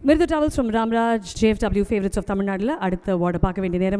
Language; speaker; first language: Tamil; native; Tamil